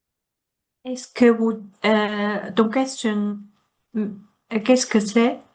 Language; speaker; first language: French; non-native, learner; Chinese